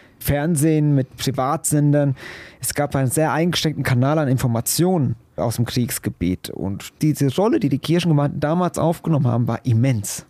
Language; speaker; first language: German; early bilingual, other home language; Croatian